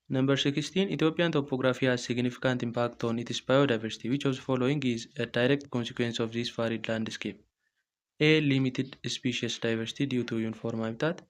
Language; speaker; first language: English; non-native, local second language; Amharic